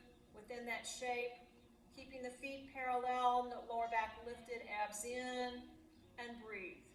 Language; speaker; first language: English; native; English